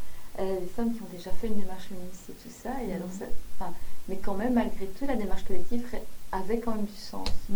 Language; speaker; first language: French; native; French